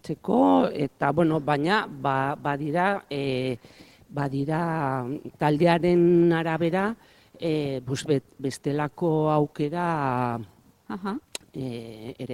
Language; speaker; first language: Basque; non-native, local second language; Spanish